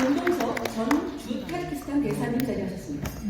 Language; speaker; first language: Korean; native; Korean